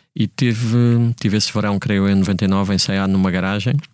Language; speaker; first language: Portuguese; native; Portuguese